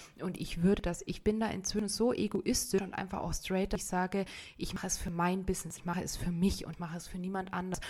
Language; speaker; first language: German; native; German